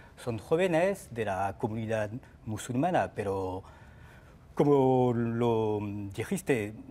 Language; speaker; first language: Spanish; non-native, fluent; French